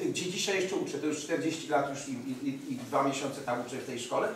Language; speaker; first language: Polish; early bilingual, heritage; Polish